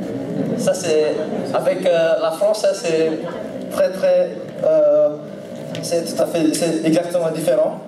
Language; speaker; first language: French; non-native, learner; Indonesian